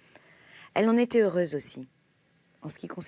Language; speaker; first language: French; native; French